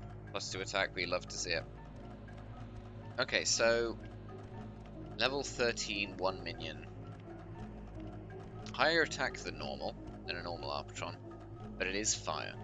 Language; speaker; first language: English; native; English